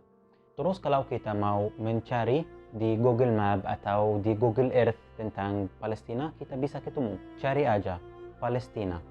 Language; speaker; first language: Indonesian; non-native, fluent; Arabic